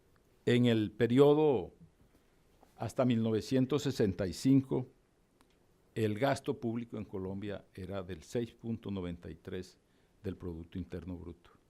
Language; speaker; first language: Spanish; native; Spanish